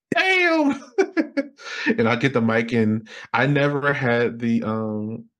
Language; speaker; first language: English; native; English